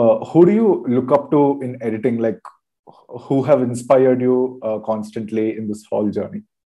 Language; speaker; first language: English; non-native, local second language; Telugu